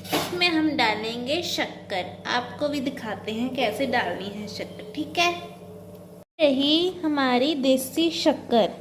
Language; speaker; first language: Hindi; non-native, local second language; Punjabi